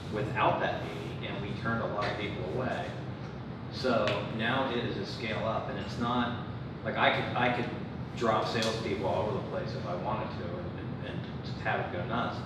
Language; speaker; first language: English; native; English